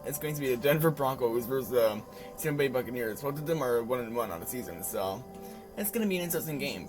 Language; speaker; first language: English; native; English